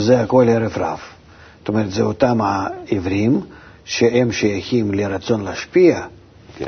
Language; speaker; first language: Hebrew; non-native, fluent; Russian